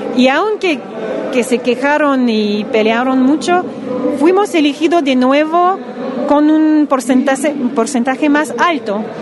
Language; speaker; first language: Spanish; non-native, fluent; English